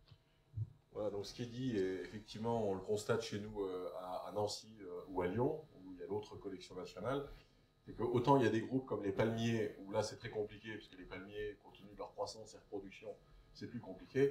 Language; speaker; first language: French; native; French